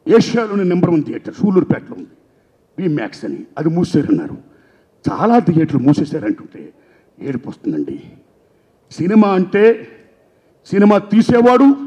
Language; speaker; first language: Telugu; native; Telugu